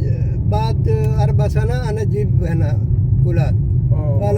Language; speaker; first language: Arabic; non-native, learner; Hindi